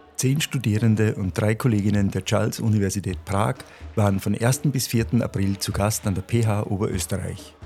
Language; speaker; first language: German; native; German